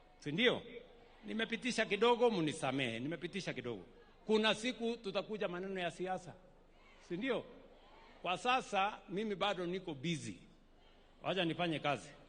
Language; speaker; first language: Swahili; non-native, local second language; Kalenjin